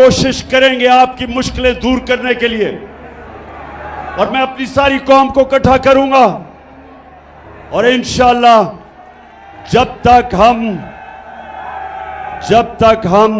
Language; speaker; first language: Urdu; native; Urdu